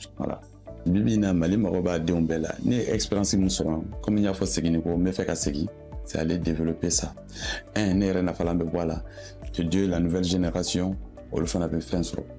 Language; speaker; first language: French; non-native, local second language; Bambara